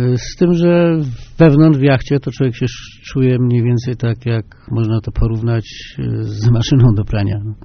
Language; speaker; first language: Polish; native; Polish